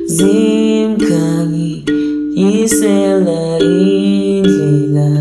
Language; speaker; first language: Portuguese; non-native, fluent; Zulu